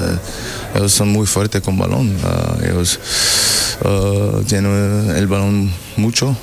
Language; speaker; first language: Spanish; non-native, learner; German